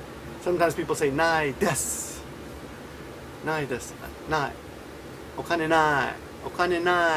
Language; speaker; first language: Japanese; non-native, fluent; English